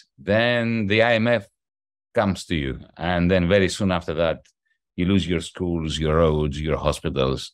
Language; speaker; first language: English; non-native, fluent; Greek